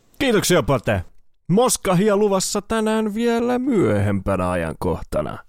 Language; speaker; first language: Finnish; native; Finnish